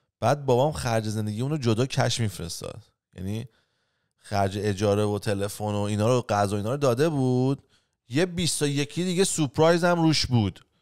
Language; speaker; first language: Persian; native; Persian